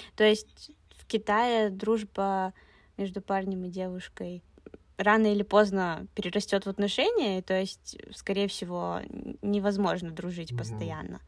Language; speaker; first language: Russian; native; Russian